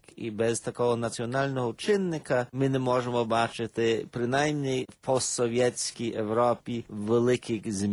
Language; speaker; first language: Ukrainian; early bilingual, heritage; Ukrainian